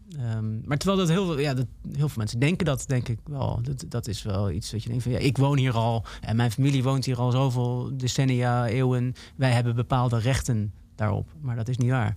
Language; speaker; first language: Dutch; native; Dutch